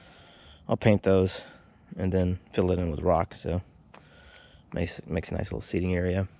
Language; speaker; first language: English; native; English